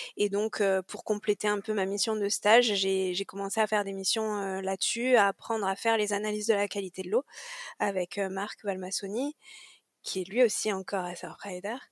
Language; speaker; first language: French; native; French